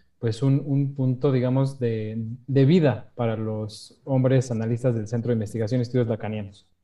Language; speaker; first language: Spanish; native; Spanish